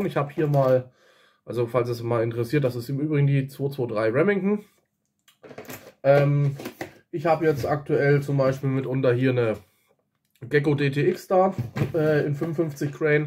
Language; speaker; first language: German; native; German